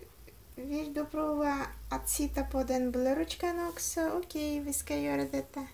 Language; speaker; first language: Swedish; non-native, learner; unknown